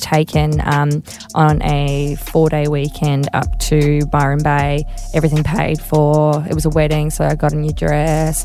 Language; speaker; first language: English; native; English